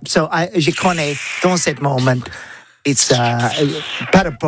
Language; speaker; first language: French; non-native, learner; English